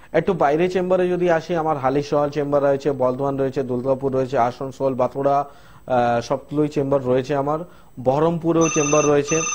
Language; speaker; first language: Bangla; non-native, local second language; Hindi